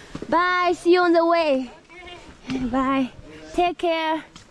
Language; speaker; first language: English; non-native, learner; Chinese